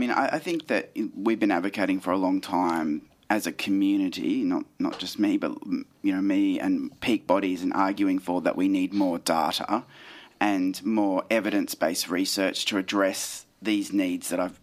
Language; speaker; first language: English; native; English